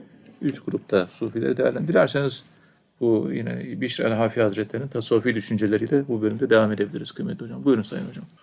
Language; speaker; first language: Turkish; native; Turkish